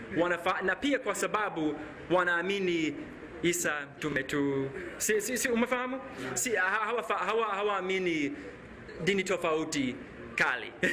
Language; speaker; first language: Swahili; non-native, learner; English